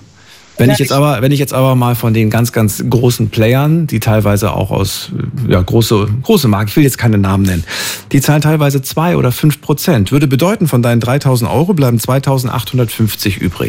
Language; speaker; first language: German; native; German